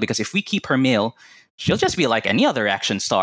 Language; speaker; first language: English; non-native, local second language; Cebuano